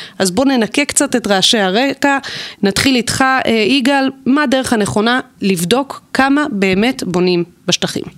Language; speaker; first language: Hebrew; native; Hebrew